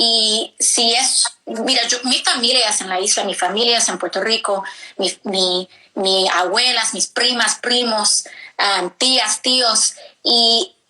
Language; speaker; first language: Spanish; early bilingual, heritage; English